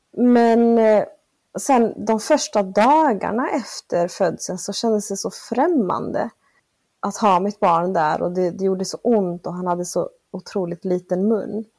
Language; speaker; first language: Swedish; early bilingual, other home language; Spanish